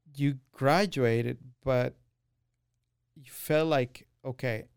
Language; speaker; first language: English; non-native, fluent; Spanish